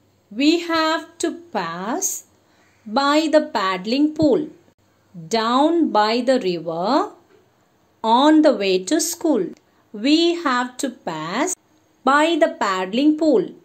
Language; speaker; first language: English; non-native, local second language; Tamil